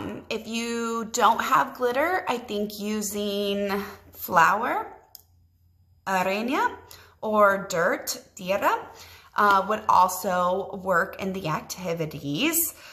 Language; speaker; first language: English; native; English